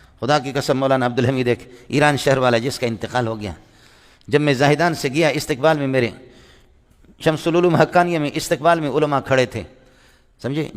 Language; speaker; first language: Urdu; non-native, local second language; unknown